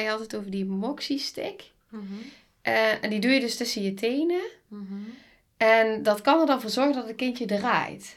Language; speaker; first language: Dutch; native; Dutch